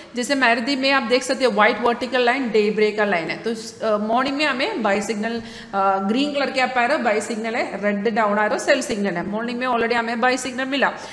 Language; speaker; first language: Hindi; non-native, local second language; Malayalam